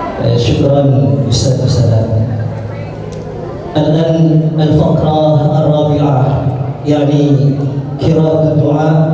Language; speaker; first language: Arabic; non-native, learner; Indonesian